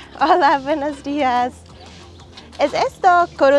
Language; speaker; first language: Spanish; non-native, learner; English